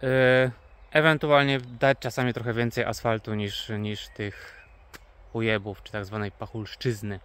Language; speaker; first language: Polish; native; Polish